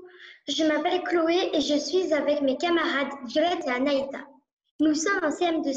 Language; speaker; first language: French; early bilingual, heritage; French